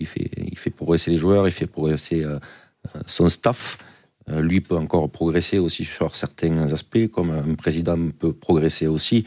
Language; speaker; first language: French; native; French